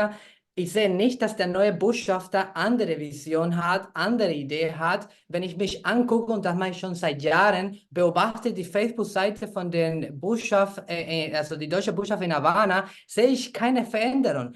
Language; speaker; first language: German; non-native, fluent; Spanish